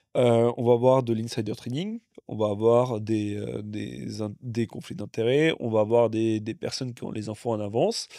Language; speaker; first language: French; non-native, fluent; Russian